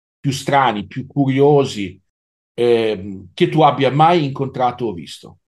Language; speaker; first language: Italian; native; Italian